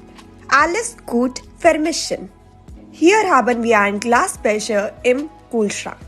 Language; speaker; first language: German; non-native, learner; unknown